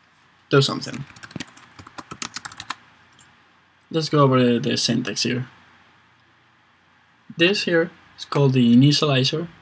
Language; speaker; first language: English; non-native, fluent; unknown